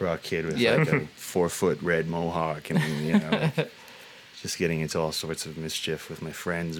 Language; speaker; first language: English; native; English